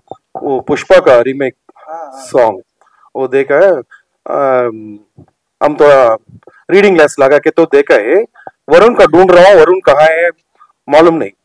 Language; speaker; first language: Hindi; non-native, local second language; Telugu